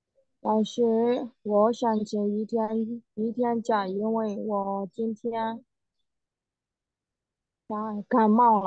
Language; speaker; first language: Chinese; non-native, learner; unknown